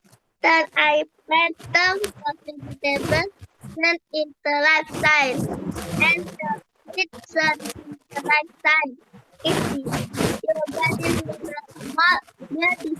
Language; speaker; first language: English; non-native, learner; Indonesian